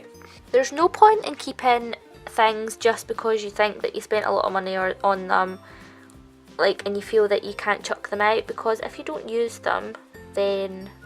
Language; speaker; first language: English; native; English